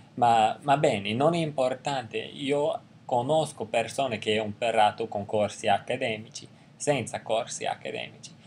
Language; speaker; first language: Italian; non-native, learner; English